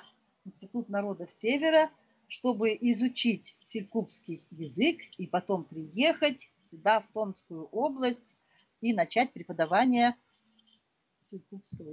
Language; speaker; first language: Russian; non-native, local second language; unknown